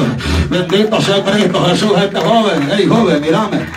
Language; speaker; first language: Spanish; native; Spanish